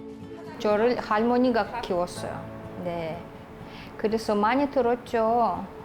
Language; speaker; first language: Korean; early bilingual, heritage; Korean